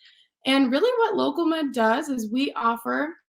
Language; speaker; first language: English; native; English